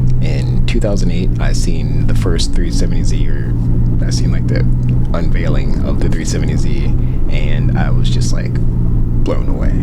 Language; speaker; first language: English; native; English